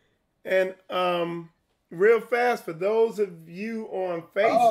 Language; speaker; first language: English; native; English